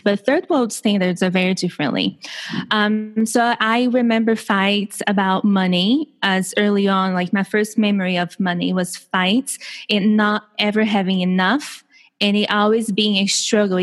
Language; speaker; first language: English; non-native, fluent; Portuguese